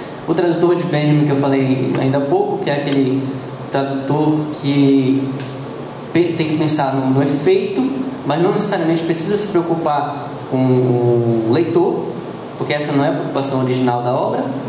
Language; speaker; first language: Portuguese; native; Portuguese